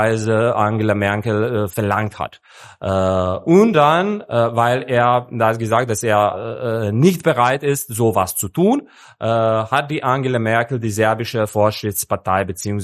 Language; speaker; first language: German; non-native, fluent; Serbian